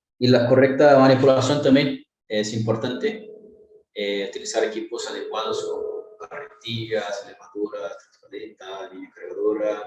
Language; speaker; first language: Spanish; non-native, fluent; Portuguese